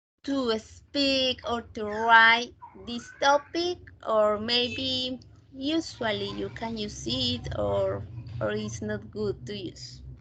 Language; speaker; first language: English; non-native, fluent; Spanish